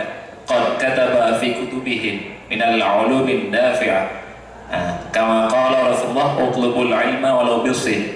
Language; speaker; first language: Arabic; non-native, fluent; Indonesian